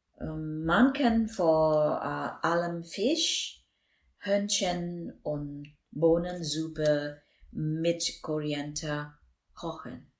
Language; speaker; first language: German; non-native, learner; Burmese